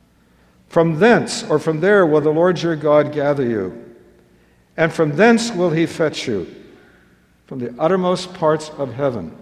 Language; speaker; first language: English; native; English